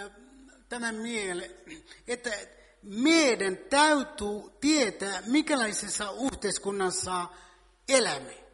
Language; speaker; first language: Finnish; non-native, fluent; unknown